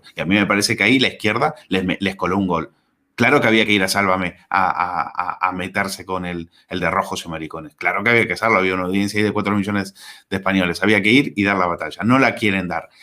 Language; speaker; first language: Spanish; native; Spanish